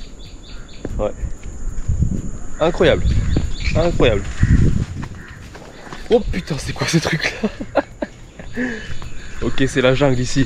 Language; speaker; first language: French; native; French